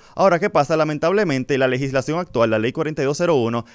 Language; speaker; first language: Spanish; native; Spanish